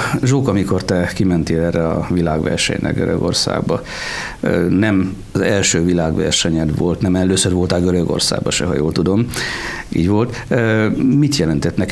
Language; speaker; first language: Hungarian; native; Hungarian